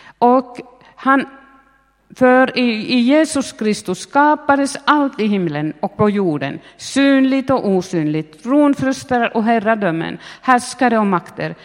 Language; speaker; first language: Swedish; native; Swedish